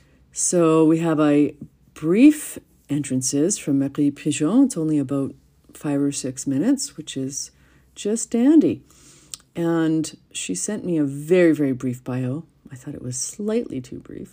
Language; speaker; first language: English; native; English